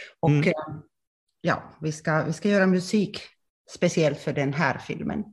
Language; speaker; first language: Swedish; non-native, local second language; Finnish